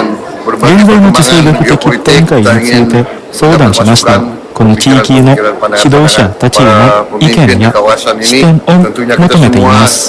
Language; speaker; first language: Japanese; non-native, fluent; Indonesian